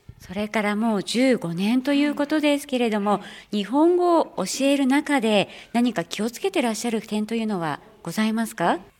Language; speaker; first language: Japanese; native; Japanese